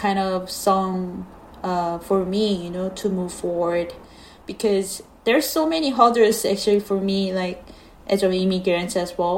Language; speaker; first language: English; non-native, learner; Korean